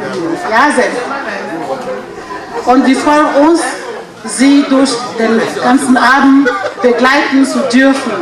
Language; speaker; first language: German; non-native, fluent; French